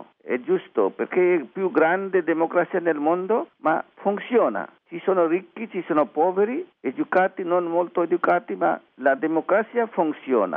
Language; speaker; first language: Italian; non-native, learner; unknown